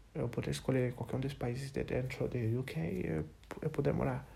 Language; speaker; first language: Portuguese; non-native, learner; English